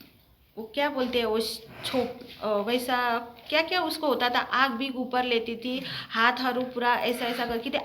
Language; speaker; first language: Hindi; early bilingual, heritage; Hindi